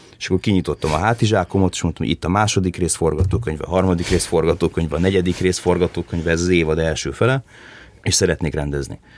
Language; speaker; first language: Hungarian; early bilingual, heritage; Hungarian